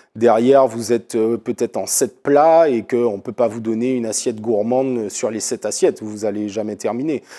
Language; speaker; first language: French; native; French